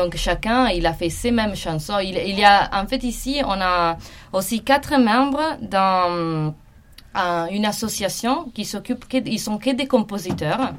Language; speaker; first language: French; non-native, fluent; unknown